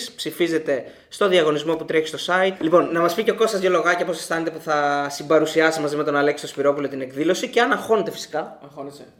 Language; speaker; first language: Greek; native; Greek